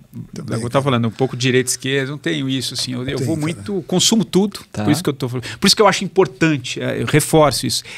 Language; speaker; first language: Portuguese; native; Portuguese